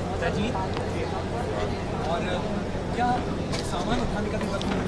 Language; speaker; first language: Hindi; native; Hindi